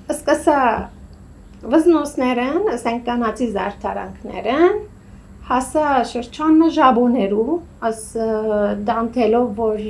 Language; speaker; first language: Armenian; early bilingual, heritage; Armenian